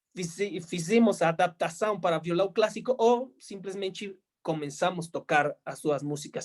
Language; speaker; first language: Portuguese; non-native, fluent; Spanish